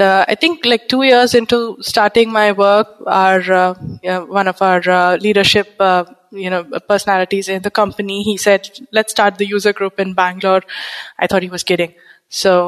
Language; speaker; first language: English; non-native, local second language; Bangla